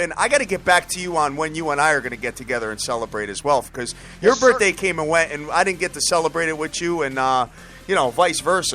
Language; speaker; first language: English; native; English